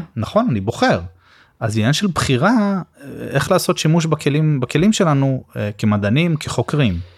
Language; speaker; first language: Hebrew; native; Hebrew